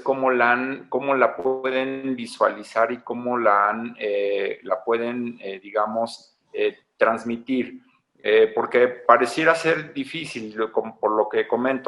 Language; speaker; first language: Spanish; native; Spanish